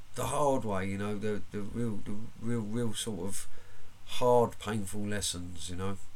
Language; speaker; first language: English; native; English